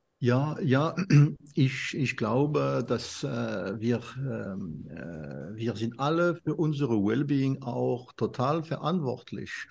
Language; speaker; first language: German; non-native, learner; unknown